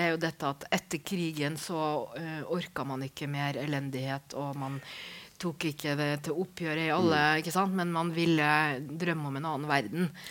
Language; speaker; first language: Norwegian; native; Norwegian